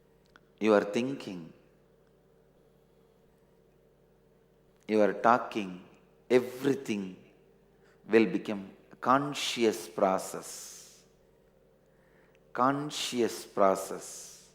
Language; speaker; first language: English; non-native, local second language; Tamil